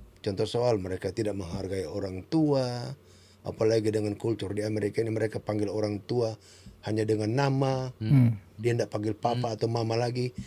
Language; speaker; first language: Indonesian; native; Indonesian